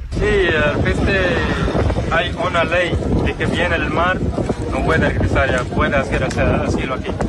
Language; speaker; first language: Spanish; non-native, learner; Arabic